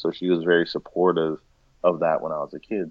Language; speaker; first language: English; native; English